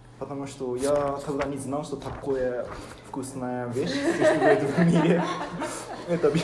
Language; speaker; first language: Russian; non-native, fluent; Japanese